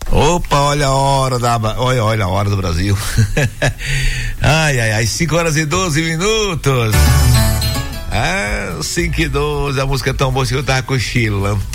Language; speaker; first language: Portuguese; native; Portuguese